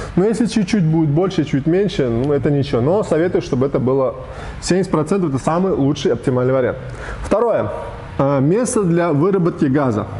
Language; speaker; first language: Russian; non-native, local second language; Uzbek